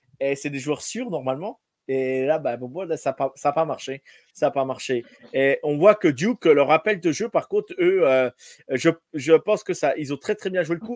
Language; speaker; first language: French; native; French